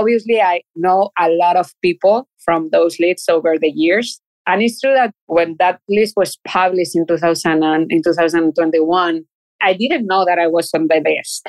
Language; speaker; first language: English; non-native, fluent; Spanish